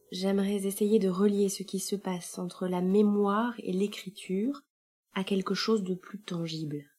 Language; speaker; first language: French; native; French